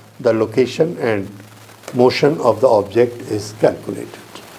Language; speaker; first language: English; non-native, local second language; Hindi